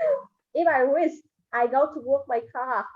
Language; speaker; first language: English; non-native, learner; Vietnamese